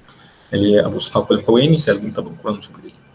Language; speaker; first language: Portuguese; non-native, learner; Arabic